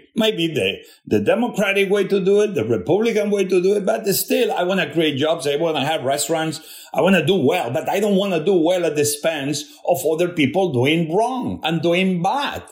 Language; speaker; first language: English; non-native, fluent; Spanish